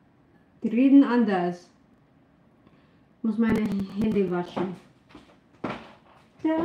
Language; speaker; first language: German; non-native, learner; Filipino